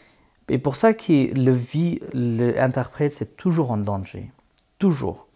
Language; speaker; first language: French; non-native, fluent; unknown